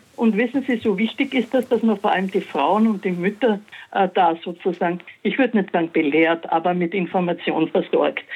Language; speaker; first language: German; native; German